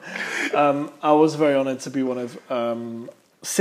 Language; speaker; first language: English; native; English